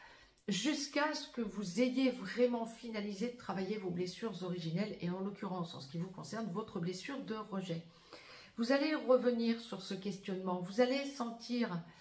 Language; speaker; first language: French; native; French